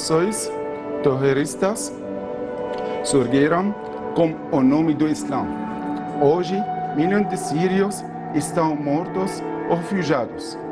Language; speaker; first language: Portuguese; non-native, fluent; Arabic